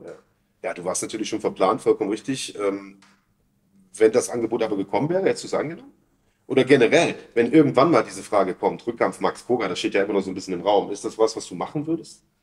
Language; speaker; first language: German; native; German